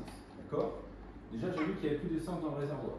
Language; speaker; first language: French; native; French